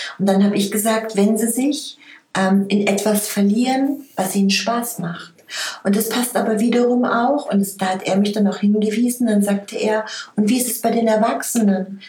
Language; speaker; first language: German; native; German